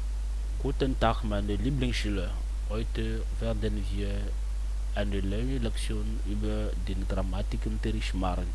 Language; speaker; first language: German; non-native, fluent; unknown